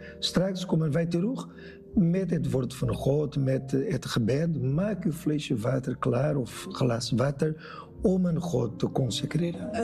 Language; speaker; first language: Dutch; non-native, fluent; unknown